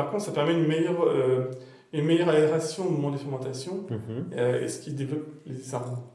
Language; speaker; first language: French; native; French